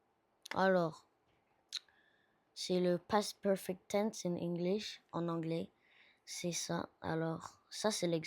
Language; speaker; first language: French; non-native, learner; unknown